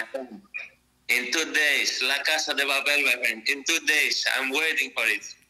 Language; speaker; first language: English; non-native, fluent; Greek